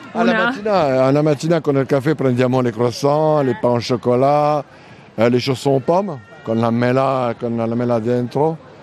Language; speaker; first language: Italian; non-native, learner; French